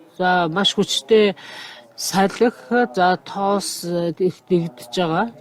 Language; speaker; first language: Mongolian; non-native, fluent; Japanese